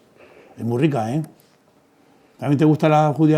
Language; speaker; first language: Spanish; native; Spanish